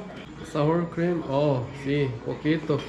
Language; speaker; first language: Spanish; non-native, learner; Korean